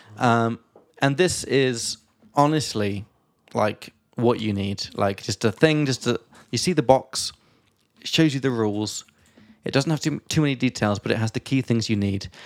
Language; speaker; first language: English; native; English